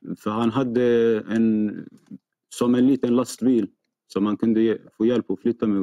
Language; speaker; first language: Swedish; non-native, fluent; Arabic